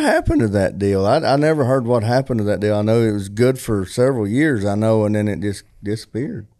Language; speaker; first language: English; native; English